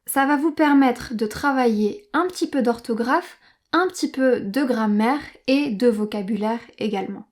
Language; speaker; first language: French; native; French